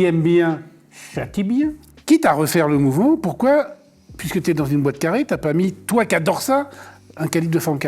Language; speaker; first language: French; native; French